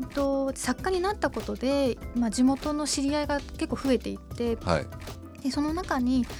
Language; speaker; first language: Japanese; native; Japanese